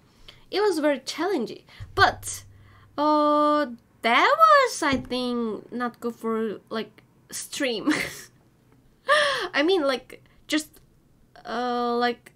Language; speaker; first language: English; non-native, learner; Korean